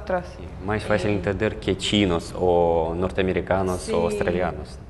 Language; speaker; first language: Portuguese; non-native, learner; Russian